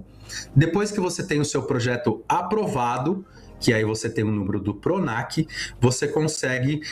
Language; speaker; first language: Portuguese; native; Portuguese